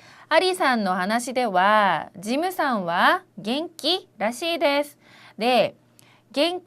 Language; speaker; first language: Japanese; non-native, fluent; Korean